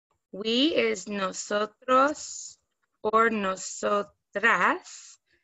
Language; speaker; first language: Spanish; non-native, fluent; English